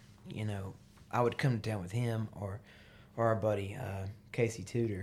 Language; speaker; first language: English; native; English